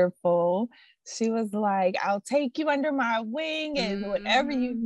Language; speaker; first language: English; native; English